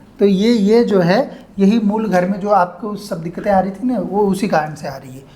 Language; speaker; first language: Hindi; non-native, local second language; Marathi